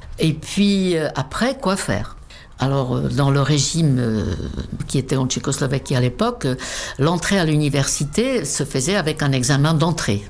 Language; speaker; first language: French; non-native, fluent; Czech